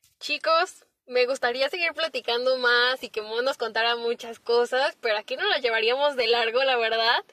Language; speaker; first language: Spanish; native; Spanish